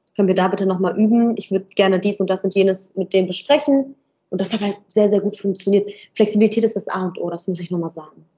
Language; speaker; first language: German; early bilingual, other home language; Arabic